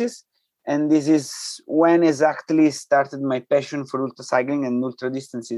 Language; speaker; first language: English; non-native, fluent; Italian